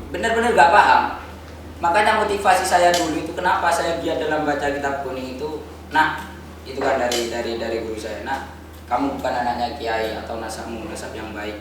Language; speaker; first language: Indonesian; non-native, local second language; Madurese